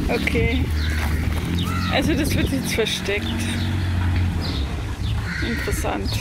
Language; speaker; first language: German; native; German